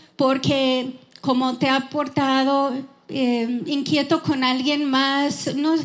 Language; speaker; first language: Spanish; non-native, fluent; English